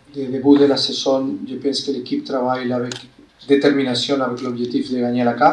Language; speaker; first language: French; non-native, fluent; Spanish